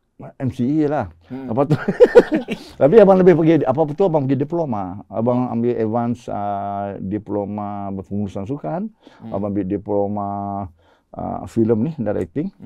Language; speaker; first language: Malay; native; Malay